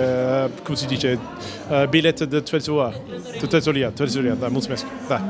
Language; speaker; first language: Romanian; non-native, learner; English